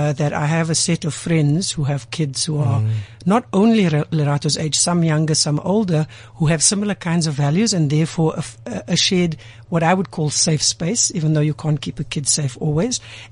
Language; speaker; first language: English; native; English